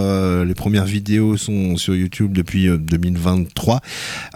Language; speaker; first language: French; native; French